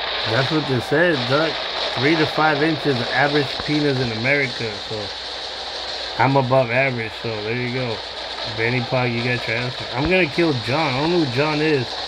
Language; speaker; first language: English; early bilingual, other home language; Spanish